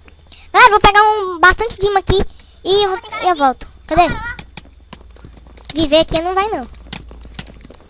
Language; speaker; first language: Portuguese; native; Portuguese